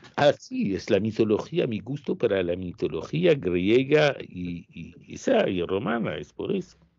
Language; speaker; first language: Spanish; non-native, fluent; French